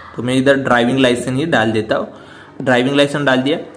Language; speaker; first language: Hindi; non-native, local second language; Marathi